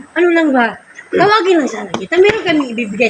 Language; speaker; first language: Filipino; non-native, local second language; Cebuano